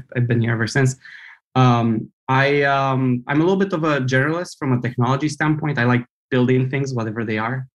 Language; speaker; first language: English; non-native, fluent; Romanian